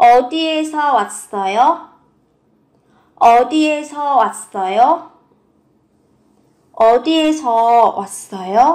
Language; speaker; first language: Korean; non-native, fluent; Vietnamese